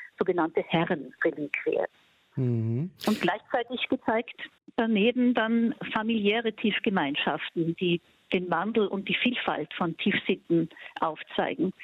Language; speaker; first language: German; native; German